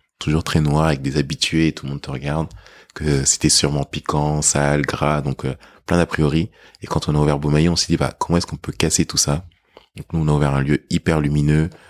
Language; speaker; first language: French; early bilingual, other home language; English